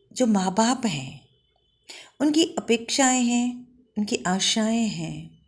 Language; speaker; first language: Hindi; non-native, local second language; Gujarati